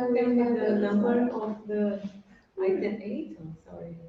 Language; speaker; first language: English; non-native, fluent; Portuguese